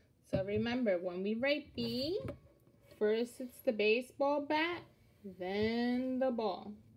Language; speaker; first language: English; early bilingual, other home language; Spanish